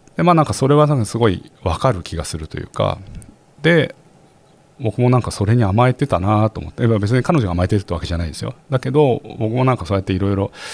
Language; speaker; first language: Japanese; native; Japanese